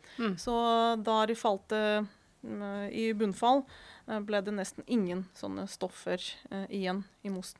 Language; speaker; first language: Norwegian; non-native, fluent; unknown